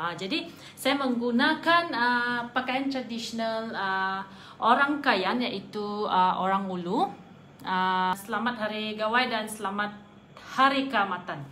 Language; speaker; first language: Malay; non-native, local second language; Iban